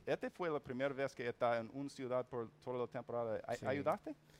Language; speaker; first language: Spanish; non-native, learner; English